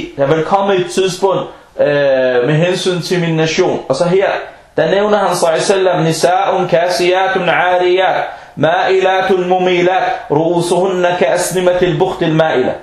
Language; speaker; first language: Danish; non-native, local second language; Arabic